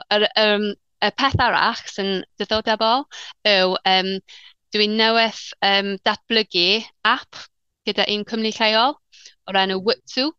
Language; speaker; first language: Welsh; non-native, learner; English